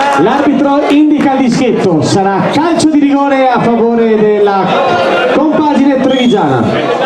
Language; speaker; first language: Italian; native; Italian